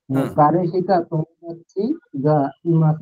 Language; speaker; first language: Japanese; non-native, learner; Bangla